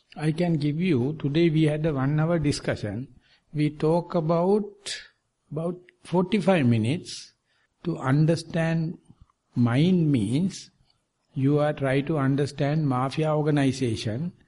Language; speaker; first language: English; non-native, local second language; Sinhala